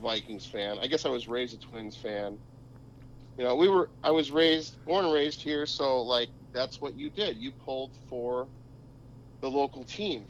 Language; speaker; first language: English; native; English